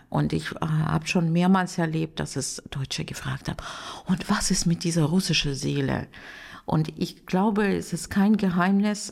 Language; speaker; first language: German; non-native, fluent; Russian